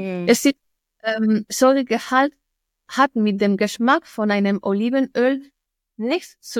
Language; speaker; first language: German; non-native, fluent; Spanish